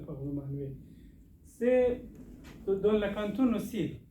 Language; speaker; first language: French; non-native, learner; Persian